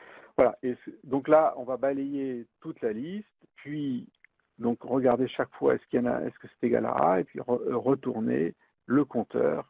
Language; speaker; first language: French; native; French